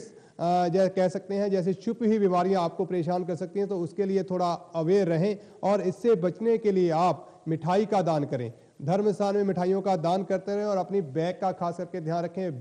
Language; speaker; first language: Hindi; non-native, local second language; Punjabi